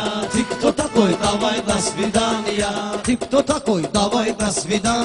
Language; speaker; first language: Russian; non-native, learner; Talysh